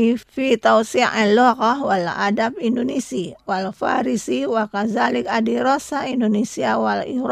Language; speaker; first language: Arabic; non-native, fluent; Indonesian